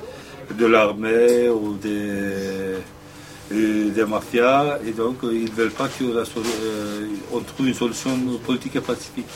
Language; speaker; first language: French; non-native, fluent; Kurdish